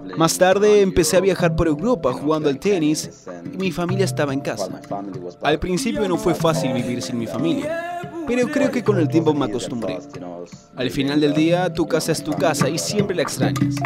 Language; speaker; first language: Spanish; non-native, fluent; Rundi